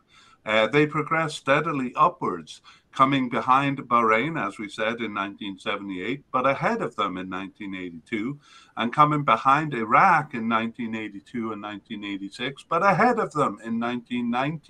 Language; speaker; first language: English; native; English